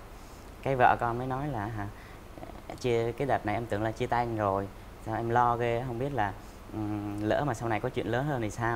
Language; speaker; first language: Vietnamese; native; Vietnamese